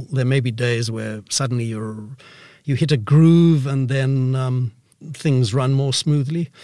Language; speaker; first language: English; native; English